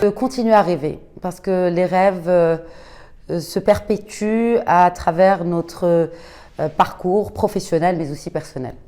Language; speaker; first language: French; non-native, local second language; Arabic